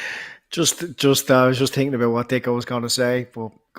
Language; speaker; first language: English; native; English